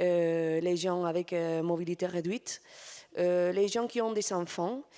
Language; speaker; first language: French; non-native, fluent; Spanish